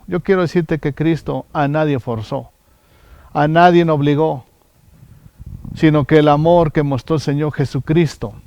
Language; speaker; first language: Spanish; native; Spanish